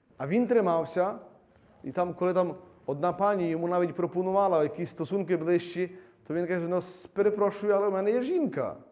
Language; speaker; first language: Ukrainian; native; Ukrainian